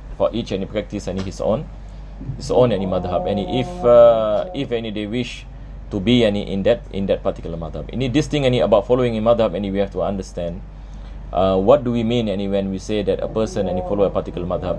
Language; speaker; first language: English; non-native, local second language; Malay